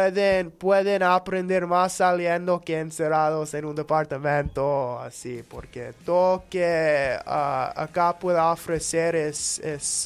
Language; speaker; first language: Spanish; non-native, learner; English